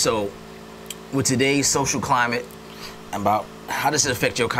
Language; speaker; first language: English; native; English